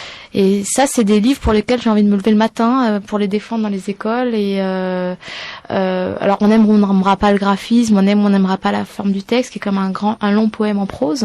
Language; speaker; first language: French; native; French